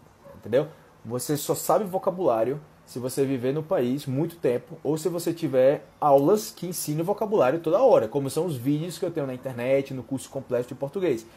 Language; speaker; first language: Portuguese; native; Portuguese